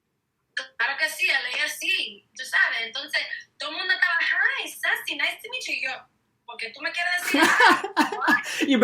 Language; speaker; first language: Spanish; early bilingual, heritage; Spanish